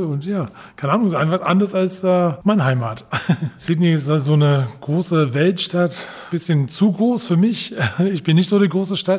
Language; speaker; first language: German; non-native, fluent; English